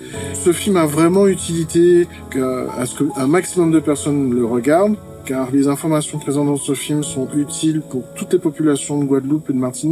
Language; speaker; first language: French; native; French